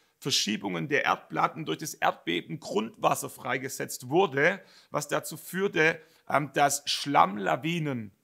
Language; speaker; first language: German; native; German